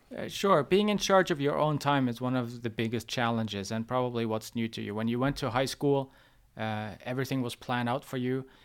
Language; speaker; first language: English; non-native, fluent; Norwegian